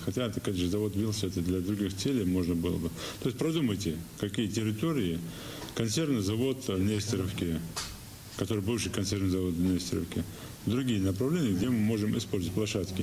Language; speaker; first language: Russian; native; Russian